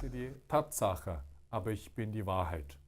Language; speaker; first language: German; non-native, fluent; Chinese